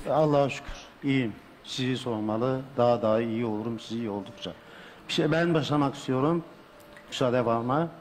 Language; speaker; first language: Turkish; non-native, fluent; Persian